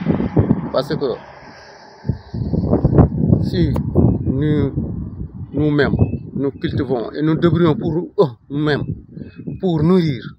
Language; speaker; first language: French; non-native, local second language; Wolof